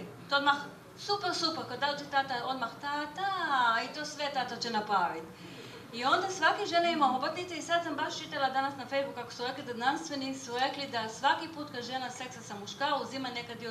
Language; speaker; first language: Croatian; non-native, learner; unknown